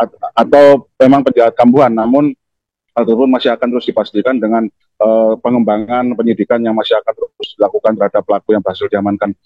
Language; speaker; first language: Indonesian; native; Indonesian